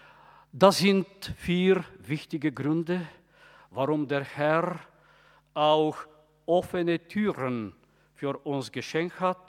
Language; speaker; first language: German; non-native, fluent; Bulgarian